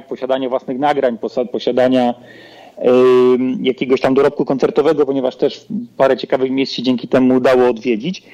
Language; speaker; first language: Polish; native; Polish